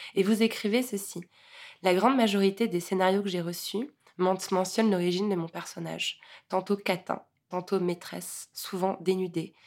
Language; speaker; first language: French; native; French